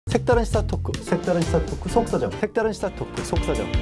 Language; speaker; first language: Korean; native; Korean